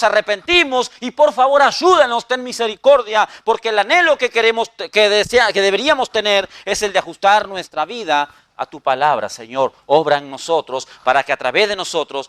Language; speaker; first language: Spanish; native; Spanish